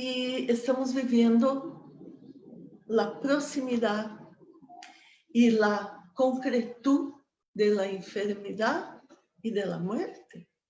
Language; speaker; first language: Spanish; non-native, fluent; Portuguese